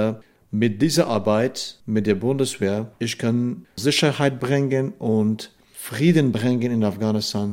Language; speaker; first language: German; non-native, learner; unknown